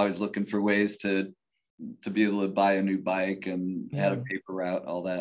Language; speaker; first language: English; native; English